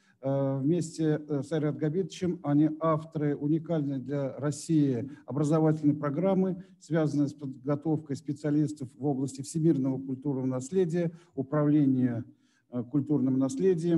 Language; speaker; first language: Russian; native; Russian